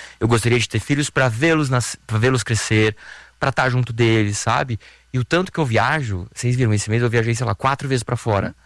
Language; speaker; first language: Portuguese; native; Portuguese